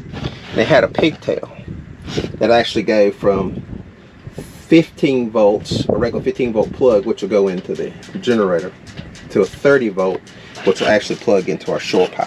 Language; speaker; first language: English; native; English